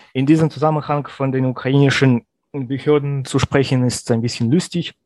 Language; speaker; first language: German; non-native, fluent; Russian